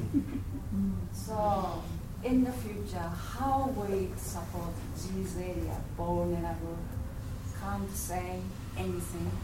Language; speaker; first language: English; non-native, learner; Japanese